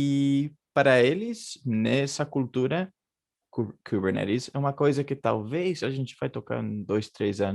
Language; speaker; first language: Portuguese; non-native, fluent; Spanish